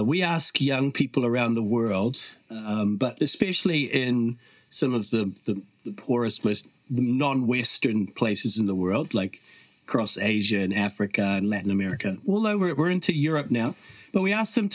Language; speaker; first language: English; native; English